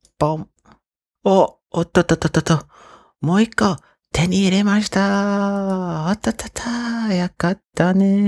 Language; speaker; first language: Japanese; non-native, learner; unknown